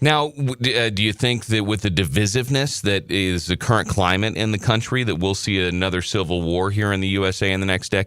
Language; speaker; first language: English; native; English